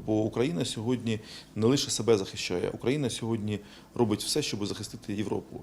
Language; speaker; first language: Ukrainian; native; Ukrainian